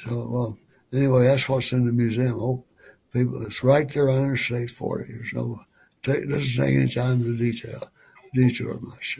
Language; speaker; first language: English; native; English